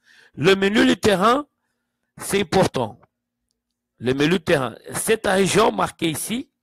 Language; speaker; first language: French; non-native, fluent; Portuguese